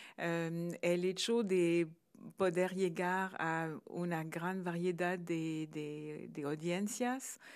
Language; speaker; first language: Spanish; non-native, fluent; French